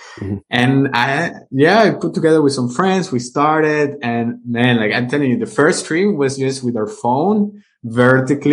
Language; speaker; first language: English; non-native, fluent; Spanish